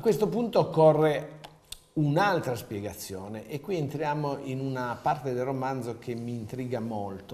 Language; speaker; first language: Italian; native; Italian